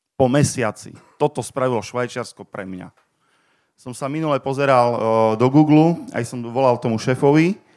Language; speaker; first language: Slovak; native; Slovak